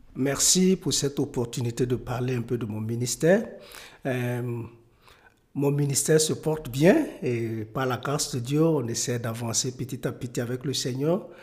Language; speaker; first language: French; non-native, local second language; Mossi